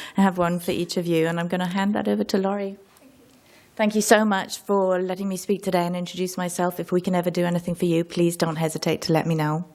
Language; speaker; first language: English; native; English